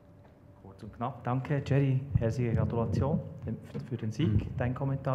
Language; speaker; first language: German; native; German